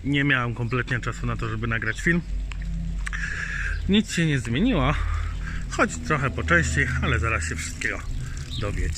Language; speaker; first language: Polish; native; Polish